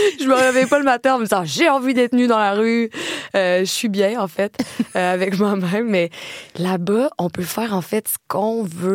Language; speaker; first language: French; native; French